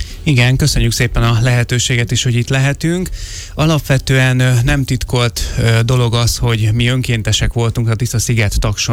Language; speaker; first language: Hungarian; native; Hungarian